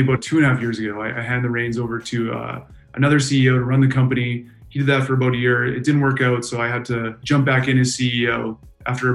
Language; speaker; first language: English; native; English